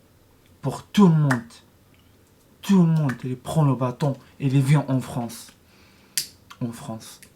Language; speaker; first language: French; non-native, learner; Arabic